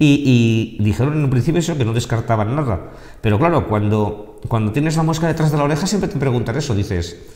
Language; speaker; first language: Spanish; non-native, local second language; Catalan